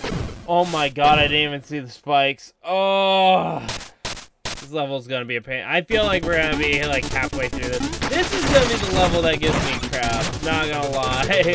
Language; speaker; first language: English; native; English